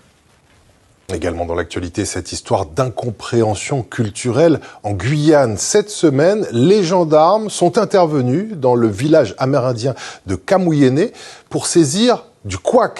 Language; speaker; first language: French; native; French